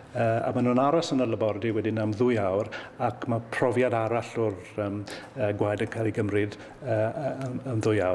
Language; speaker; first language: Welsh; native; Welsh